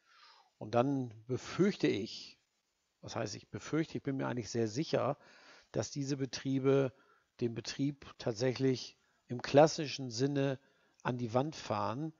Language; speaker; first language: German; native; German